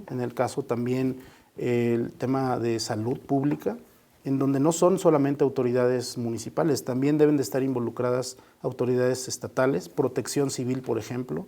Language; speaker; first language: Spanish; native; Spanish